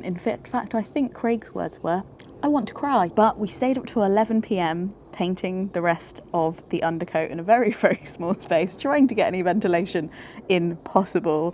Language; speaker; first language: English; native; English